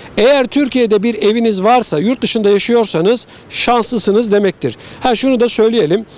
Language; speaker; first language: Turkish; native; Turkish